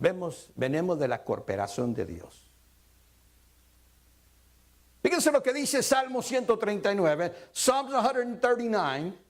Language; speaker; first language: Spanish; early bilingual, heritage; Spanish